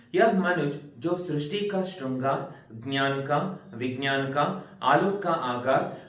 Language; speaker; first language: Hindi; non-native, local second language; Kannada